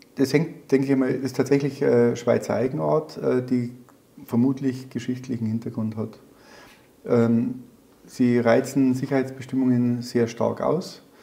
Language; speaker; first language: German; native; German